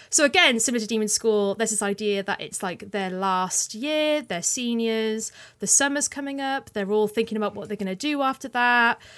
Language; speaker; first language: English; native; English